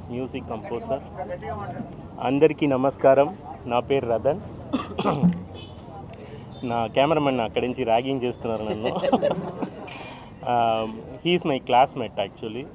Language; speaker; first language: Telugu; non-native, learner; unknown